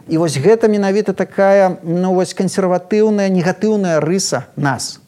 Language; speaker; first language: Belarusian; native; Belarusian